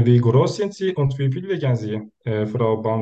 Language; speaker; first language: German; non-native, learner; Turkish